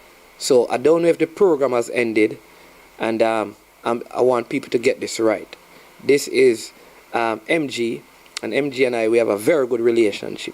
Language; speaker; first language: English; non-native, local second language; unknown